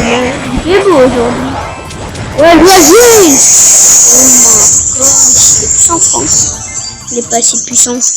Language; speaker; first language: French; early bilingual, other home language; Romanian